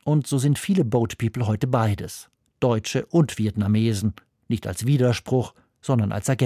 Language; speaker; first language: German; native; German